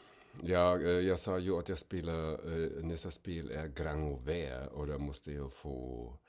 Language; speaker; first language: Swedish; non-native, fluent; German